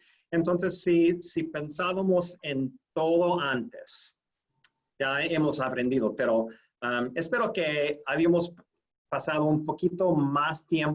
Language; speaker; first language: Spanish; non-native, fluent; English